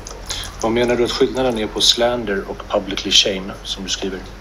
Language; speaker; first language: Swedish; native; Swedish